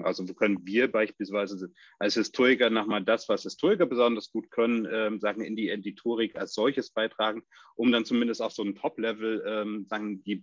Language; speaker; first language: German; native; German